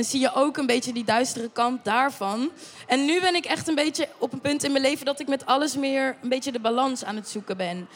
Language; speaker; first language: Dutch; native; Dutch